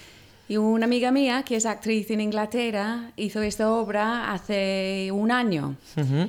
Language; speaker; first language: Spanish; non-native, learner; English